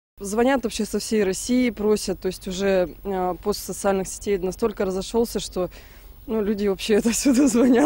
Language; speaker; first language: Russian; native; Russian